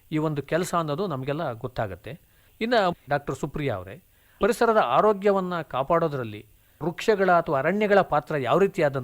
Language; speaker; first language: Kannada; native; Kannada